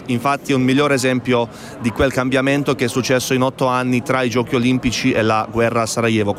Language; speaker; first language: Italian; non-native, fluent; Bosnian